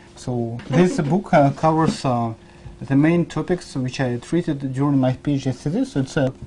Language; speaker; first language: English; non-native, fluent; Russian